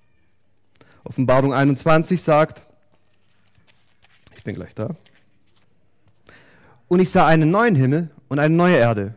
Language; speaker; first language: German; native; German